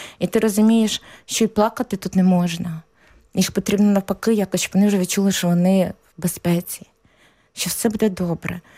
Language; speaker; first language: Ukrainian; native; Ukrainian